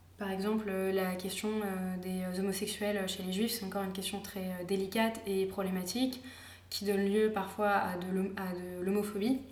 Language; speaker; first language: French; native; French